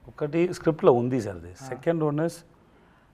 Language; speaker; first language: Telugu; non-native, learner; Tamil